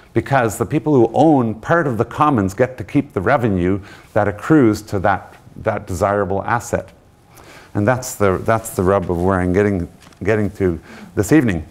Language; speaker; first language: English; native; English